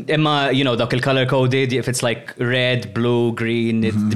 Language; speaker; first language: English; non-native, local second language; Maltese